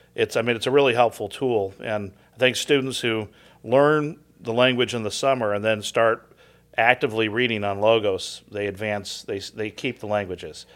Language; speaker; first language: English; native; English